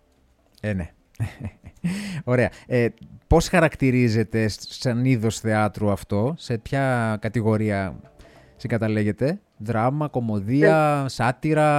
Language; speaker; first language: Greek; native; Greek